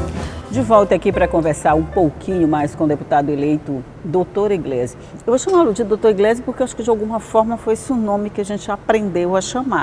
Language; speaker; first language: Portuguese; native; Portuguese